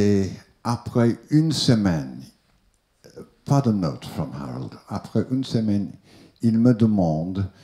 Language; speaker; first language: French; non-native, learner; English